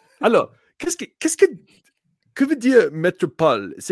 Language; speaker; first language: French; non-native, learner; English